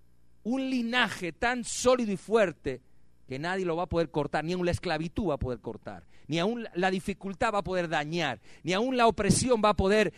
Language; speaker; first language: Spanish; native; Spanish